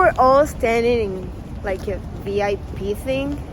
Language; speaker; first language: English; non-native, fluent; Spanish